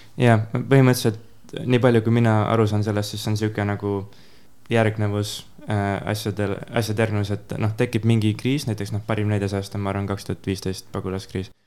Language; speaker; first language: Estonian; native; Estonian